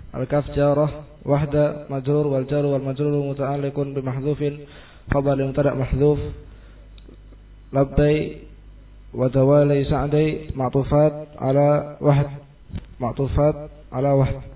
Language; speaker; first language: Arabic; non-native, learner; Indonesian